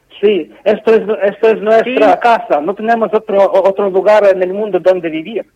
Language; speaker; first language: Spanish; non-native, fluent; Ukrainian